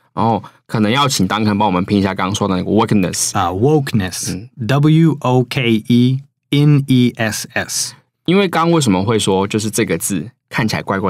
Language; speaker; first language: Chinese; native; Chinese